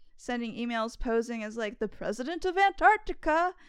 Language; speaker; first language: English; native; English